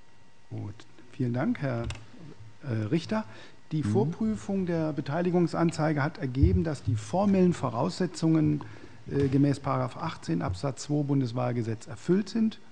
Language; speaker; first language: German; native; German